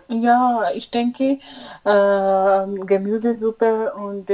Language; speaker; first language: German; non-native, learner; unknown